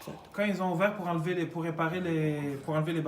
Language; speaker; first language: French; native; French